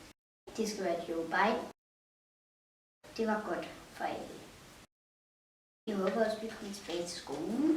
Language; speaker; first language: Danish; non-native, learner; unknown